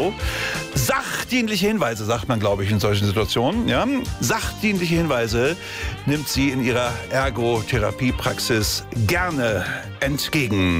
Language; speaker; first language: German; native; German